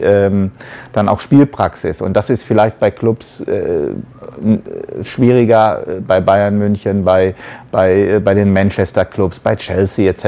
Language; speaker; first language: German; native; German